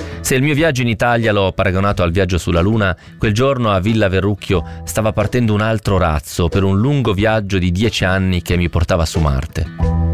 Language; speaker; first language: Italian; native; Italian